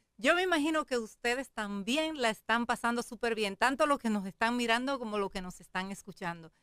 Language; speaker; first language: Spanish; native; Spanish